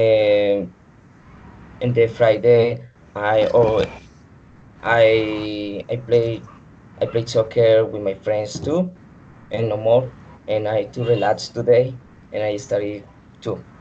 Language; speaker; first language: English; non-native, learner; Spanish